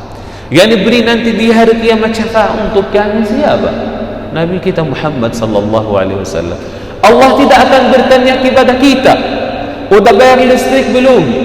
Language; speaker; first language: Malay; non-native, fluent; Arabic